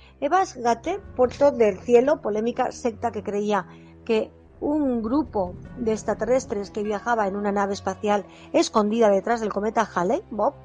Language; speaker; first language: Spanish; native; Spanish